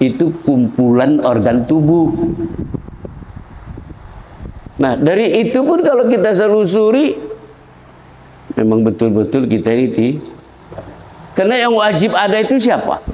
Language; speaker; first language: Indonesian; native; Indonesian